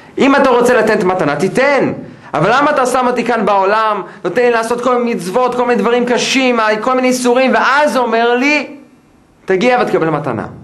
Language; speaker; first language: Hebrew; non-native, fluent; English